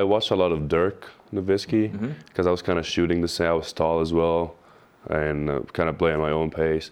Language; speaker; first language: English; non-native, fluent; Arabic